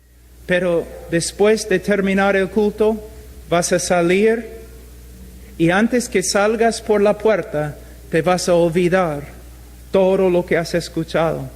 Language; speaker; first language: Spanish; non-native, fluent; English